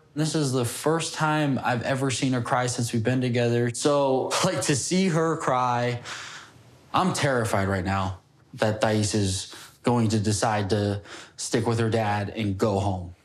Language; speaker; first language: English; native; English